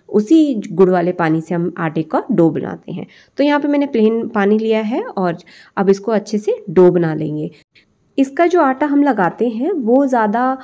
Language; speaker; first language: Hindi; native; Hindi